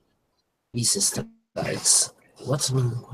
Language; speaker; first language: English; non-native, learner; Spanish